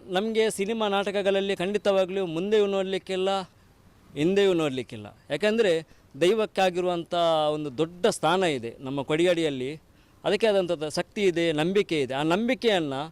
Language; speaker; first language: Kannada; non-native, local second language; Tulu